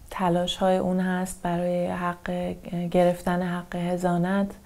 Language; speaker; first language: Persian; native; Persian